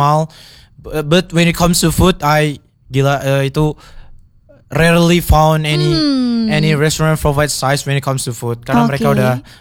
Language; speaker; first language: English; non-native, fluent; Indonesian